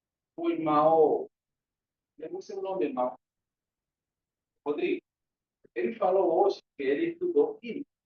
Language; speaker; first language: Portuguese; non-native, learner; Spanish